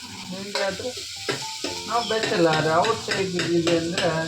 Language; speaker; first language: Kannada; non-native, fluent; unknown